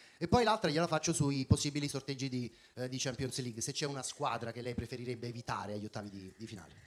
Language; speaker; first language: Italian; native; Italian